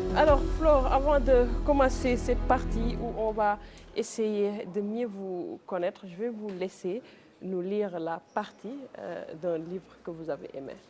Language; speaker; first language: French; non-native, local second language; Wolof